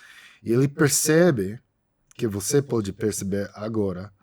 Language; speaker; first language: Portuguese; non-native, fluent; English